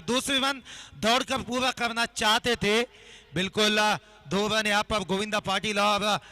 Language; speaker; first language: Hindi; non-native, local second language; Marathi